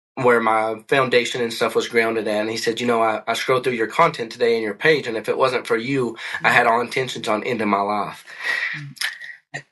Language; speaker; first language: English; native; English